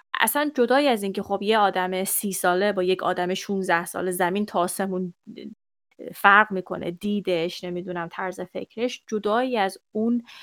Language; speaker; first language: Persian; native; Persian